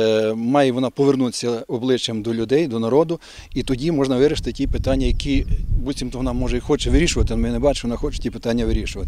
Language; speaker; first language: Ukrainian; native; Ukrainian